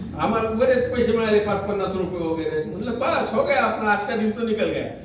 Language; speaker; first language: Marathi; non-native, local second language; Urdu